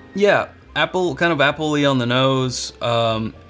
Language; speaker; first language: English; native; English